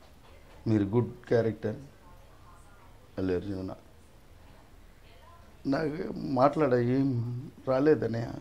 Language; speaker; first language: Telugu; non-native, local second language; Tamil